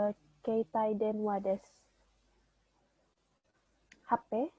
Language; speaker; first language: Japanese; non-native, learner; Indonesian